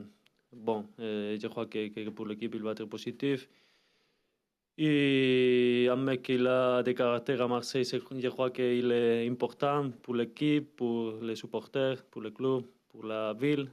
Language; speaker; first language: French; non-native, learner; Spanish